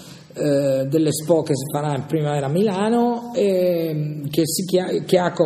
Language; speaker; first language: Italian; native; Italian